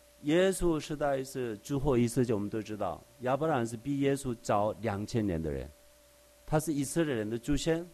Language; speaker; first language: Chinese; non-native, fluent; Korean